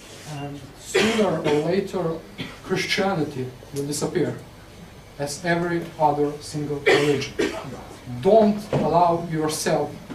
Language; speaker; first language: English; non-native, fluent; Serbian